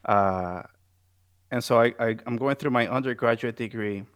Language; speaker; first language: English; non-native, fluent; Spanish